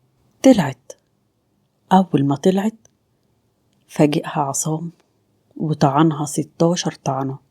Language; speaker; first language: Arabic; native; Arabic